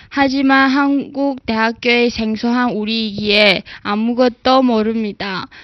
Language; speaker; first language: Korean; non-native, fluent; Chinese